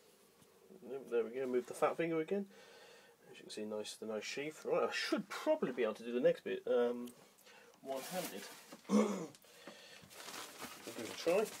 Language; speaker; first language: English; native; English